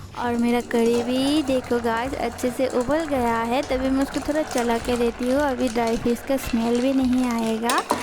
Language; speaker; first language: Hindi; non-native, local second language; Kok Borok